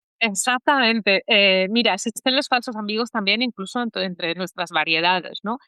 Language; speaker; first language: Spanish; native; Spanish